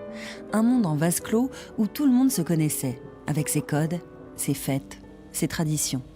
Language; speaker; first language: French; native; French